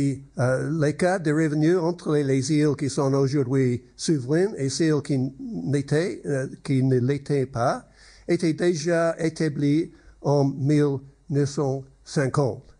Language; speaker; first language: French; non-native, learner; English